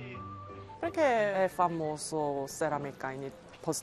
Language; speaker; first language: Italian; non-native, learner; Korean